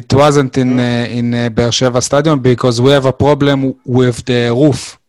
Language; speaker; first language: English; non-native, learner; Hebrew